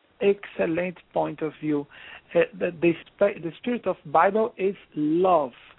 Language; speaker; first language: English; non-native, learner; Portuguese